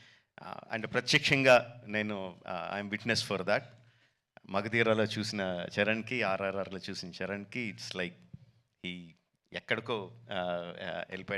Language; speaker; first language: Telugu; native; Telugu